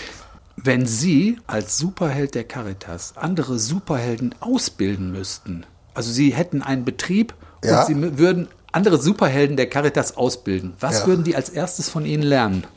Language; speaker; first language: German; native; German